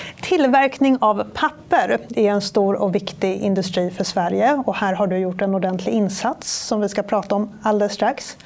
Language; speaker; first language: Swedish; native; Swedish